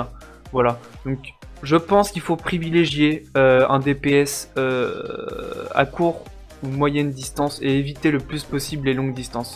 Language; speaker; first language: French; native; French